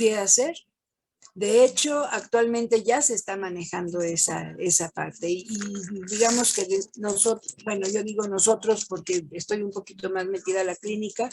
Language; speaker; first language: Spanish; native; Spanish